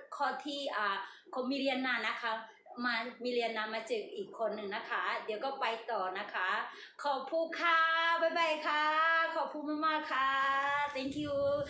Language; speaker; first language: Thai; non-native, learner; Burmese